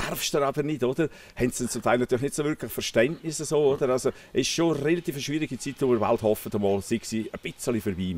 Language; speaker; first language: German; native; German